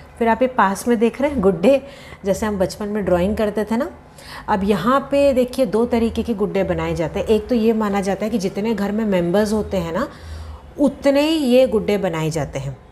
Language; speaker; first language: Hindi; non-native, local second language; Sindhi